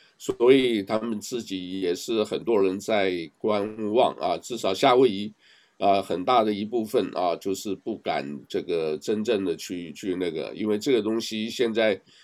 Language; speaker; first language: Chinese; native; Chinese